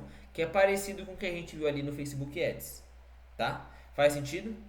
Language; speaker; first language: Portuguese; native; Portuguese